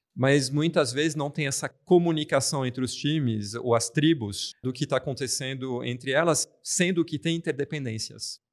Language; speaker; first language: Portuguese; non-native, fluent; French